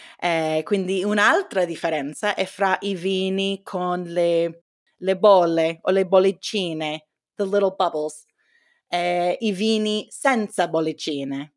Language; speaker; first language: Italian; non-native, learner; English